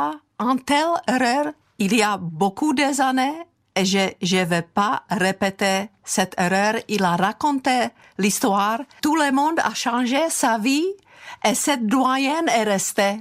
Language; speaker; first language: French; non-native, fluent; Czech